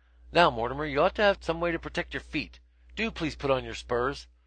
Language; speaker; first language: English; native; English